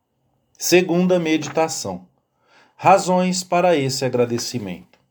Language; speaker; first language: Portuguese; native; Portuguese